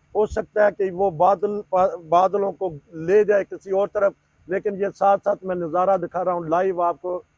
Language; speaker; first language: Urdu; non-native, local second language; Punjabi